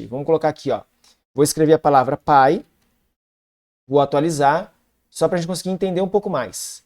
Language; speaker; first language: Portuguese; native; Portuguese